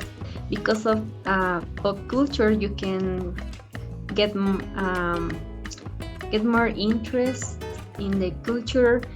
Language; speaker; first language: English; non-native, fluent; Spanish